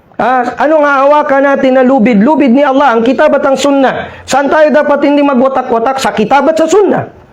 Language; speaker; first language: Filipino; non-native, local second language; Maranao